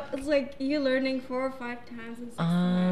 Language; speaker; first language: English; non-native, fluent; Arabic